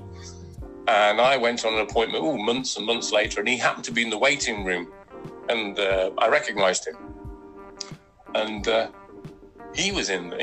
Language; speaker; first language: English; native; English